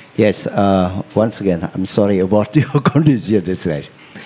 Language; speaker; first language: English; non-native, learner; Indonesian